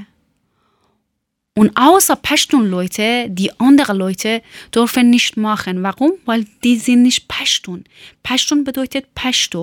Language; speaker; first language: German; non-native, learner; Persian